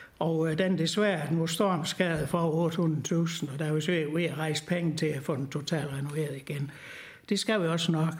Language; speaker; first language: Danish; native; Danish